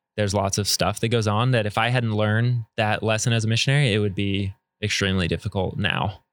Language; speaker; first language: English; native; English